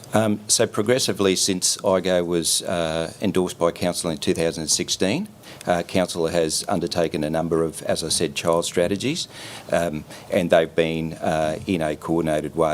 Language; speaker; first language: English; native; English